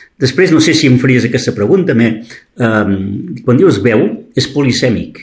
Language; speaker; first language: Catalan; native; Catalan